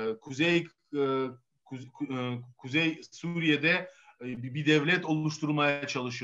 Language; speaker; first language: Turkish; non-native, fluent; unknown